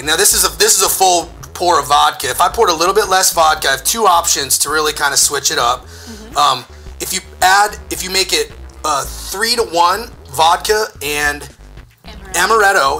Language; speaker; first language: English; native; English